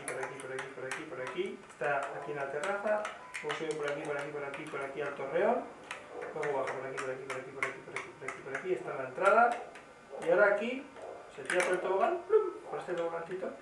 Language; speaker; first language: Spanish; native; Spanish